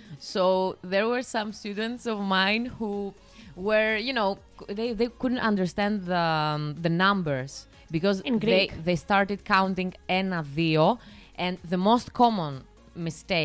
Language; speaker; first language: English; non-native, fluent; Greek